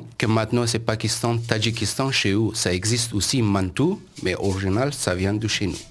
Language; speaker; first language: French; non-native, learner; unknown